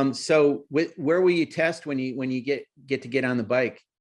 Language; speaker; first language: English; native; English